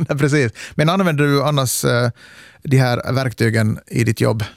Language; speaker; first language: Swedish; native; Swedish